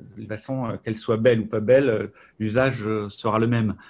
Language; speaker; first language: French; native; French